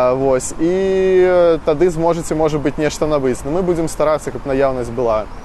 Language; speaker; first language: Belarusian; non-native, local second language; Russian